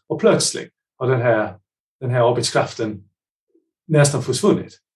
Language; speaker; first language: Swedish; non-native, fluent; English